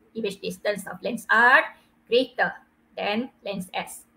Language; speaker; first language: English; non-native, local second language; Malay